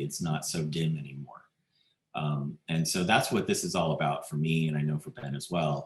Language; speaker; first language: English; native; English